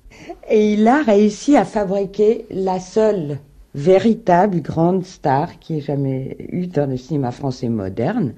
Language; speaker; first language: French; native; French